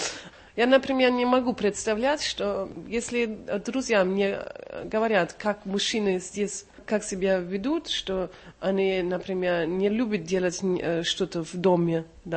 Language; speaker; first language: Russian; non-native, learner; German